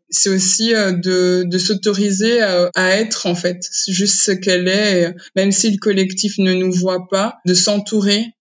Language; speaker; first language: French; early bilingual, other home language; Kinyarwanda